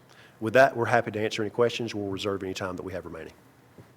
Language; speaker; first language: English; native; English